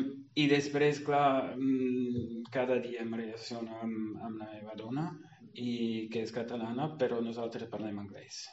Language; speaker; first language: Catalan; non-native, fluent; German